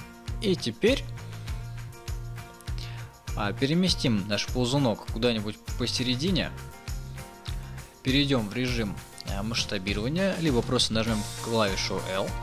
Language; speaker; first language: Russian; native; Russian